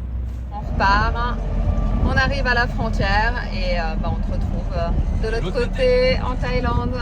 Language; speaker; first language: French; native; French